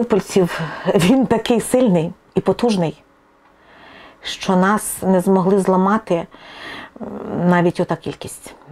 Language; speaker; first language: Ukrainian; non-native, local second language; Russian